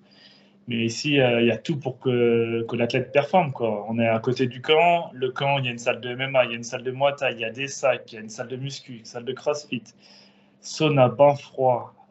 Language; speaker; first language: French; native; French